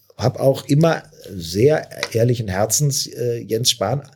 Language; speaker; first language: German; native; German